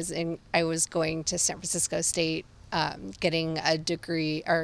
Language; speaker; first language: English; native; English